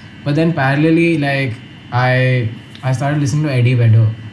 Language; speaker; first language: English; non-native, local second language; Hindi